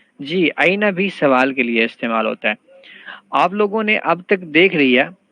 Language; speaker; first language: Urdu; native; Urdu